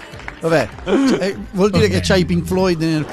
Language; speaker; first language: Italian; native; Italian